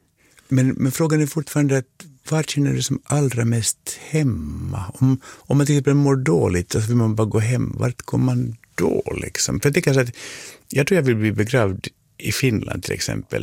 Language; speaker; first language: Swedish; native; Swedish